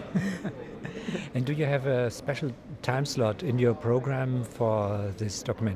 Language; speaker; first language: English; non-native, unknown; German